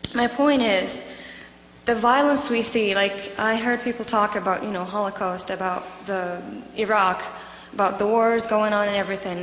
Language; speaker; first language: English; non-native, fluent; Arabic